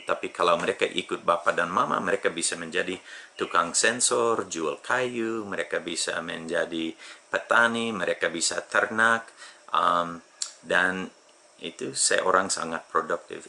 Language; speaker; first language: Indonesian; non-native, fluent; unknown